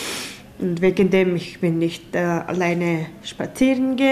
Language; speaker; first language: German; non-native, learner; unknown